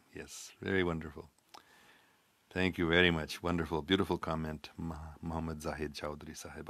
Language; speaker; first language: English; native; English